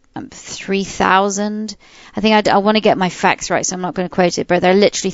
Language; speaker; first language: English; native; English